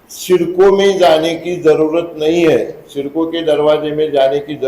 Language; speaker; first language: Hindi; non-native, local second language; Marathi